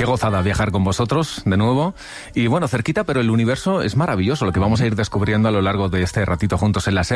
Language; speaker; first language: Spanish; native; Spanish